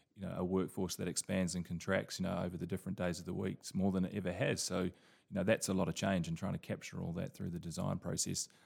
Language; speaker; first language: English; native; English